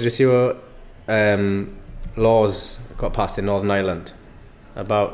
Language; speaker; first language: English; native; English